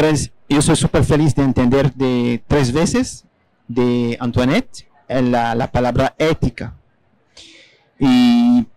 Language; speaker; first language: Spanish; non-native, fluent; French